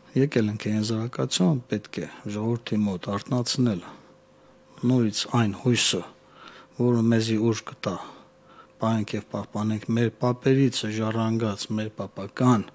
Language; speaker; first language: Armenian; native; Armenian